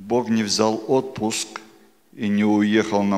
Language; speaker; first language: Polish; non-native, learner; Russian